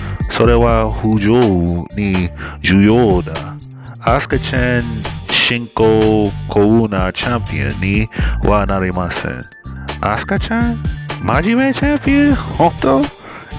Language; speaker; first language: Japanese; non-native, learner; English